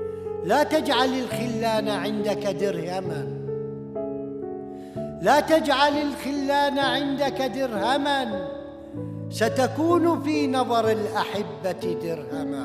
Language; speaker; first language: Arabic; native; Arabic